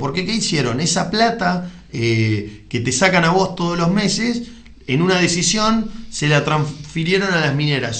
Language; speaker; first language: Spanish; native; Spanish